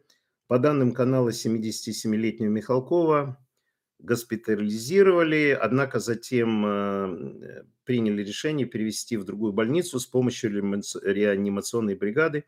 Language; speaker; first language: Russian; native; Russian